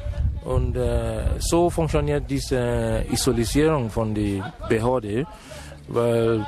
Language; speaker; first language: German; non-native, fluent; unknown